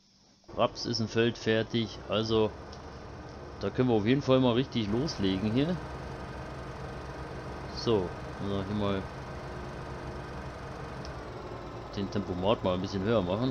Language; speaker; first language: German; native; German